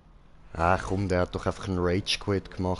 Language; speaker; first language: German; native; German